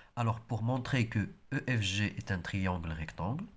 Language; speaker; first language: French; non-native, local second language; Arabic